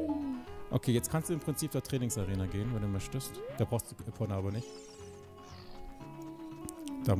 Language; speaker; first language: German; native; German